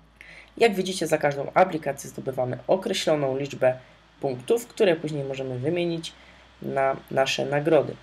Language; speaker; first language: Polish; native; Polish